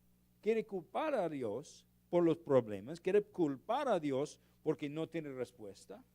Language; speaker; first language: Spanish; non-native, learner; English